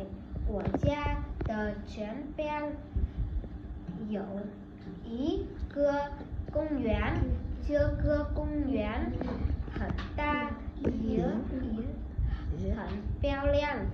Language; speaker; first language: Chinese; non-native, learner; Vietnamese